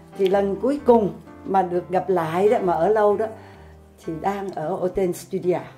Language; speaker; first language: Vietnamese; native; Vietnamese